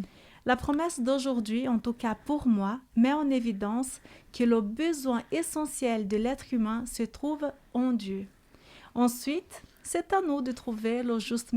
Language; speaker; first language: French; native; French